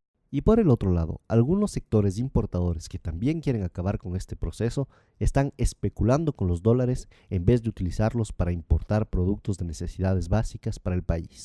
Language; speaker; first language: Spanish; native; Spanish